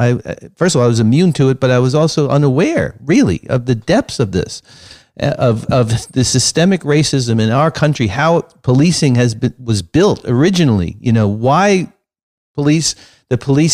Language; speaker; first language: English; native; English